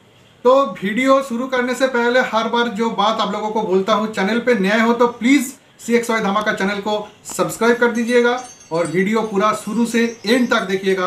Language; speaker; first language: Hindi; non-native, local second language; Bangla